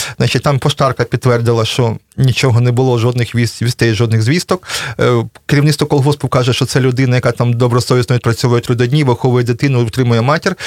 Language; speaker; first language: Ukrainian; native; Ukrainian